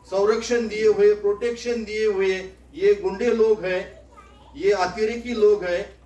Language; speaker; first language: Hindi; non-native, local second language; Marathi